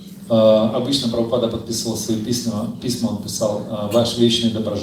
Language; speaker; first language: Russian; native; Russian